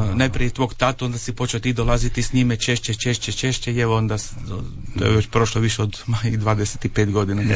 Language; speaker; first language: Croatian; native; Croatian